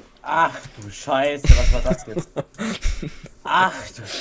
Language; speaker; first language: German; native; German